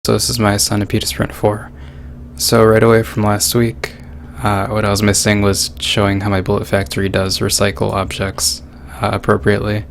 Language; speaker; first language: English; native; English